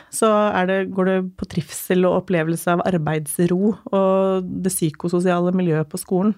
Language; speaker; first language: Norwegian; native; Norwegian